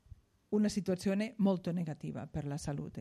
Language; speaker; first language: Italian; non-native, fluent; Spanish